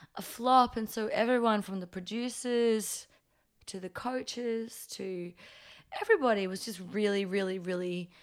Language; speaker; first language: English; early bilingual, other home language; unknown